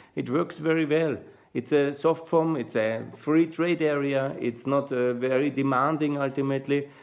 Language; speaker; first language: English; non-native, fluent; German